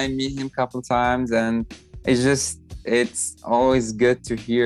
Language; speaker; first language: English; non-native, fluent; Arabic